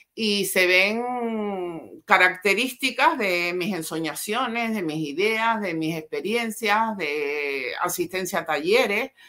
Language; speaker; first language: Spanish; native; Spanish